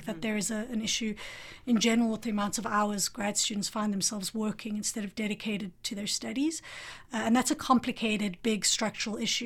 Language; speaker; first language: English; native; English